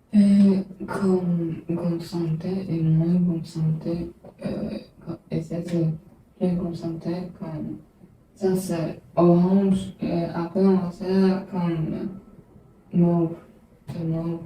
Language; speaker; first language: French; non-native, learner; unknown